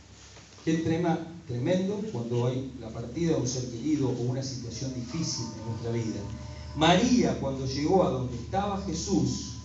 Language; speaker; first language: Spanish; native; Spanish